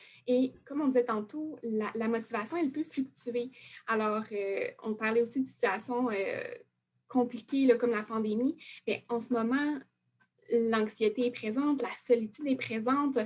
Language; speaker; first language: French; native; French